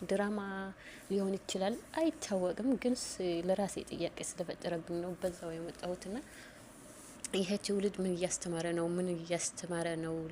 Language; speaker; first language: Amharic; non-native, local second language; Tigrinya